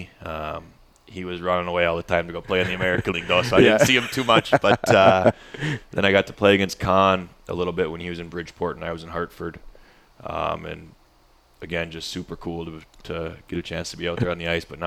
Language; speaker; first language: English; native; English